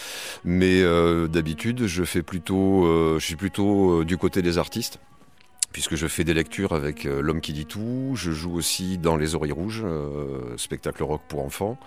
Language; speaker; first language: French; native; French